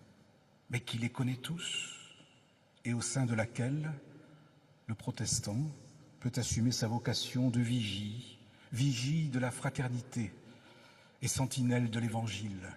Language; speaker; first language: French; native; French